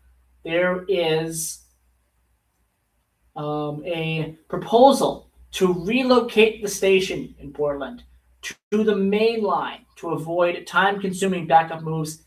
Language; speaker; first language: English; native; English